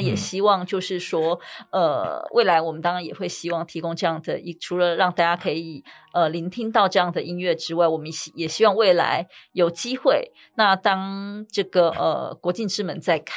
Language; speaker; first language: Chinese; native; Chinese